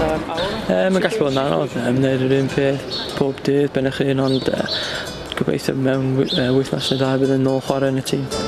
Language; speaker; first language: Welsh; non-native, local second language; English